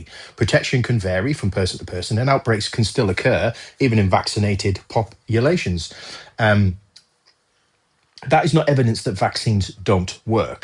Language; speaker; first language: English; native; English